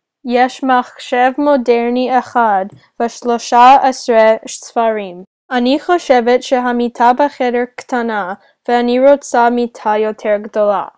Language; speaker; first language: Hebrew; non-native, learner; English